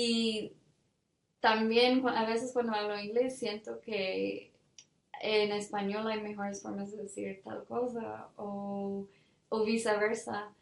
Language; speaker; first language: Spanish; non-native, fluent; English